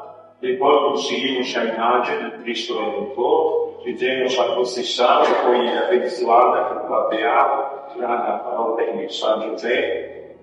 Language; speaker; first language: Portuguese; non-native, fluent; Italian